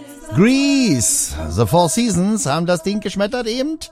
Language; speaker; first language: German; native; German